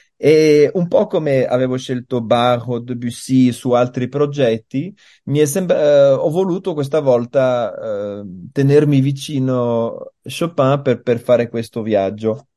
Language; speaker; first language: Italian; non-native, fluent; French